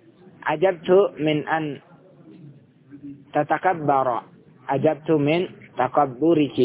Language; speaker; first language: Arabic; non-native, fluent; Indonesian